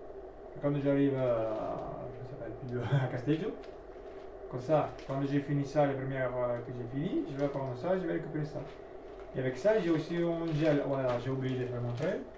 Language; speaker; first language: French; non-native, learner; Italian